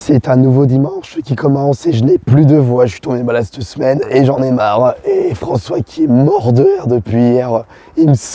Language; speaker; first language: French; native; French